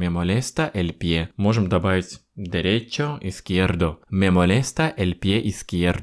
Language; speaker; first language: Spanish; non-native, fluent; Russian